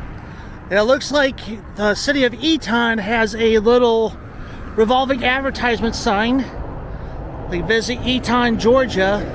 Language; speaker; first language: English; native; English